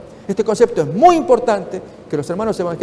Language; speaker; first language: Spanish; native; Spanish